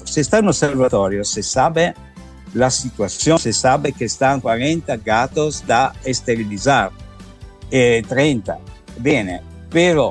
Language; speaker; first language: Spanish; non-native, learner; Italian